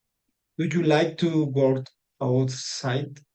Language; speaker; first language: English; non-native, learner; Spanish